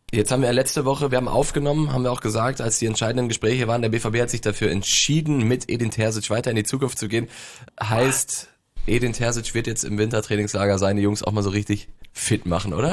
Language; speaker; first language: German; native; German